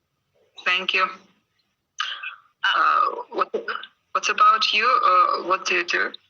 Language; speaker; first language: English; non-native, learner; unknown